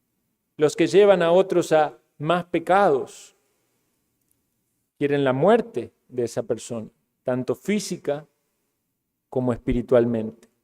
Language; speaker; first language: Spanish; native; Spanish